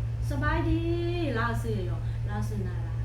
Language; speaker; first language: Korean; non-native, learner; Thai